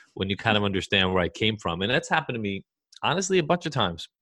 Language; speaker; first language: English; early bilingual, other home language; Hebrew